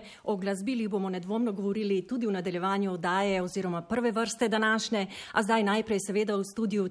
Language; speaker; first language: Slovenian; native; Slovenian